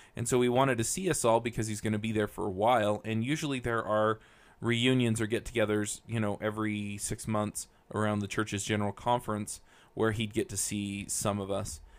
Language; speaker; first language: English; native; English